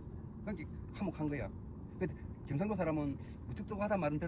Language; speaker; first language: Korean; native; Korean